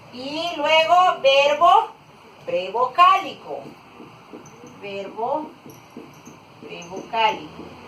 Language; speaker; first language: Spanish; non-native, local second language; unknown